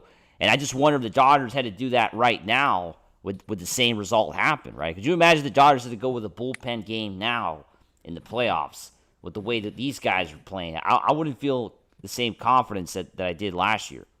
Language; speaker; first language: English; native; English